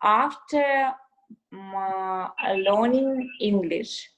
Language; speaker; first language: English; non-native, learner; Russian